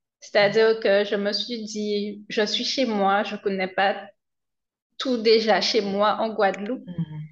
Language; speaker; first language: French; native; French